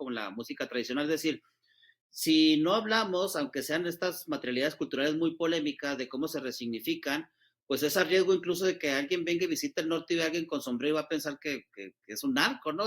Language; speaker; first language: Spanish; native; Spanish